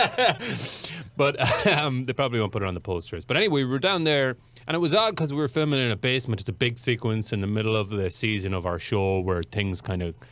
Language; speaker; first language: English; native; English